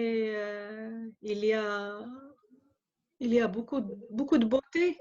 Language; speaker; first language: French; non-native, fluent; Arabic